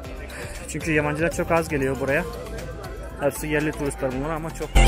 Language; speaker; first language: Turkish; non-native, fluent; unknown